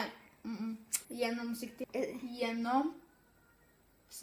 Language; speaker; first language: Norwegian; non-native, fluent; Arabic